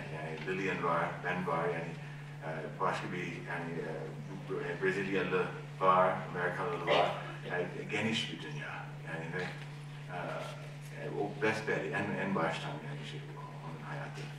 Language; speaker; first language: Turkish; non-native, learner; English